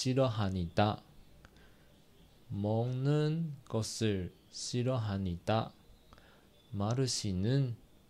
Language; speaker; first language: Korean; non-native, learner; Chinese